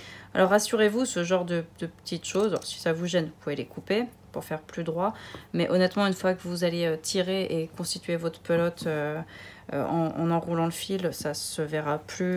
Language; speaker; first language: French; native; French